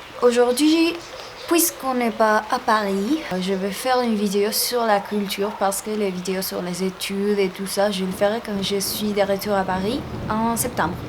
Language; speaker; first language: French; non-native, fluent; Spanish